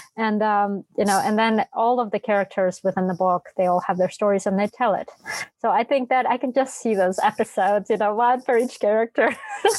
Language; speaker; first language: English; non-native, fluent; Russian